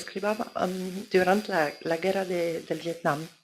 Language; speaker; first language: Spanish; non-native, learner; Italian